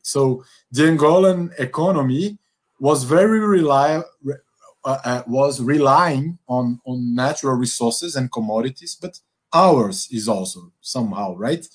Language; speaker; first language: English; non-native, fluent; Portuguese